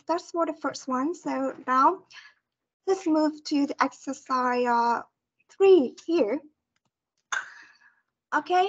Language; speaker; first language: English; non-native, fluent; Vietnamese